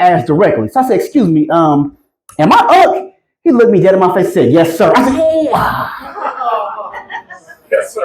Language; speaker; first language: English; native; English